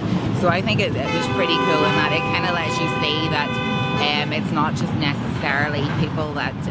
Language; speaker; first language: English; native; English